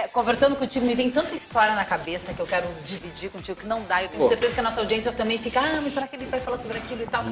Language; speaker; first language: Portuguese; native; Portuguese